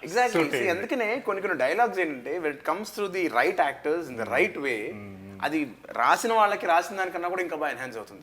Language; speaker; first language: Telugu; native; Telugu